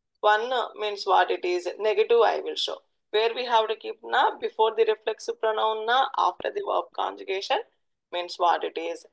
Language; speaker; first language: English; non-native, local second language; Telugu